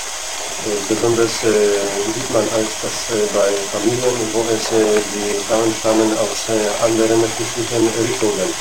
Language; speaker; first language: German; non-native, learner; Polish